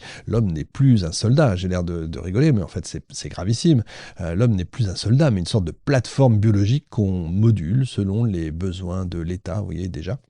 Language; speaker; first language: French; native; French